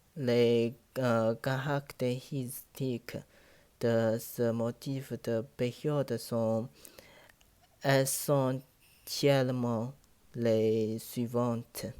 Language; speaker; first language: French; non-native, learner; Chinese